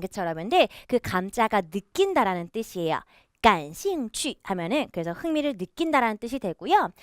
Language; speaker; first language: Korean; native; Korean